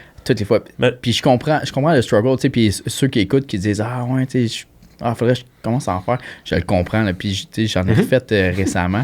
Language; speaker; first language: French; native; French